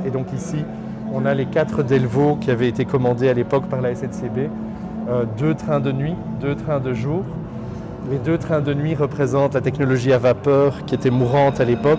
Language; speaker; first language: French; native; French